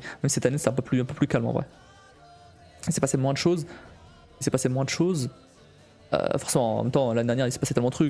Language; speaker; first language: French; native; French